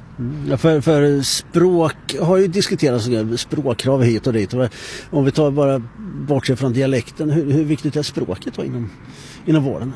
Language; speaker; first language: Swedish; native; Swedish